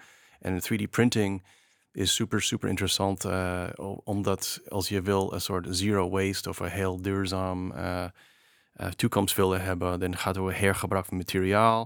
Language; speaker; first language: Dutch; non-native, fluent; English